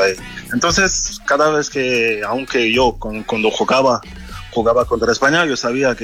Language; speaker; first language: Spanish; non-native, fluent; French